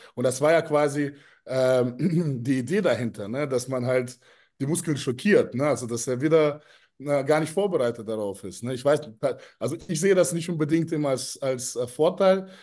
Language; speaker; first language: German; early bilingual, other home language; Russian